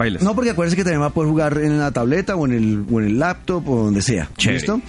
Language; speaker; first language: Spanish; native; Spanish